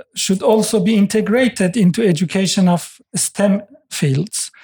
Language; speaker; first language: English; non-native, fluent; Persian